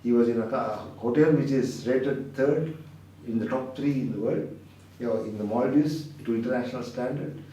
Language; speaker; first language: English; non-native, local second language; Sinhala